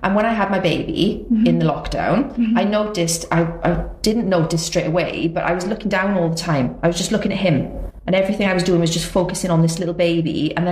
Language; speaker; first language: English; native; English